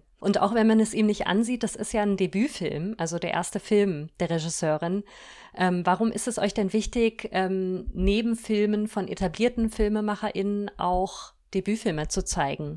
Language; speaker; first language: German; native; German